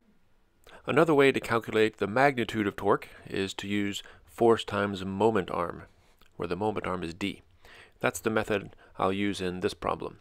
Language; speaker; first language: English; native; English